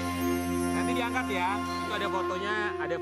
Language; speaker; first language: Indonesian; native; Indonesian